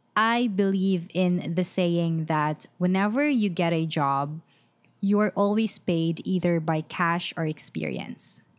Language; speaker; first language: English; non-native, local second language; Filipino